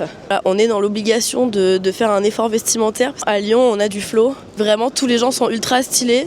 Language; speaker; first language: French; native; French